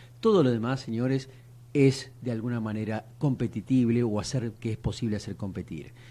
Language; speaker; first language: Spanish; native; Spanish